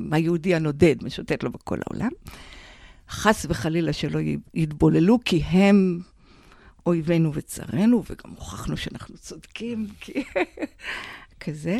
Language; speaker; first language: Hebrew; non-native, fluent; English